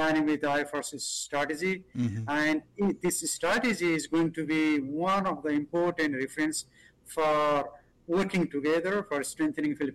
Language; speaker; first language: English; non-native, local second language; Nepali